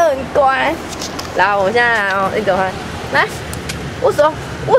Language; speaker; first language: Chinese; native; Chinese